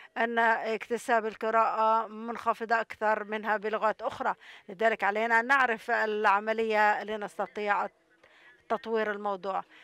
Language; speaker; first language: Arabic; non-native, local second language; Hebrew